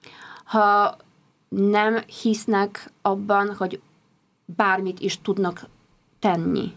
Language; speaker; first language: Hungarian; non-native, fluent; Polish